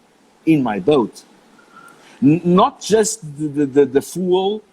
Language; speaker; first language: English; non-native, learner; Portuguese